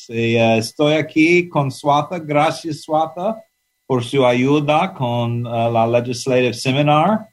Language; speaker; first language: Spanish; non-native, learner; English